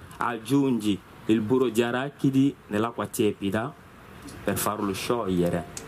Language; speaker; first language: Italian; non-native, fluent; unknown